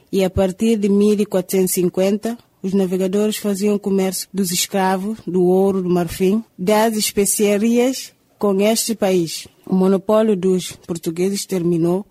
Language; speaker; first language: Portuguese; non-native, local second language; Upper Guinea Crioulo